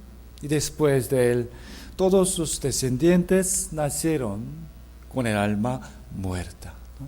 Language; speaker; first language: Spanish; non-native, fluent; Korean